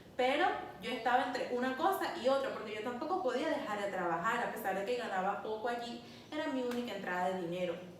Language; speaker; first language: Spanish; native; Spanish